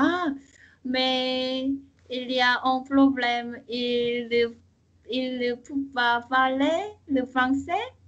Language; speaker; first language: French; non-native, learner; Korean